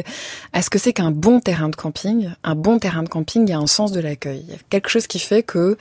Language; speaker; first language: French; native; French